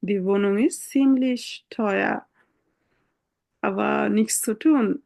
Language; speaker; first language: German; non-native, fluent; Bangla